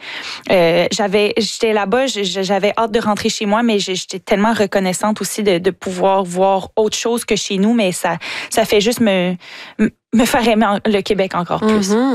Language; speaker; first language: French; native; French